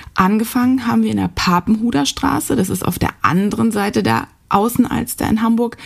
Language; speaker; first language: German; native; German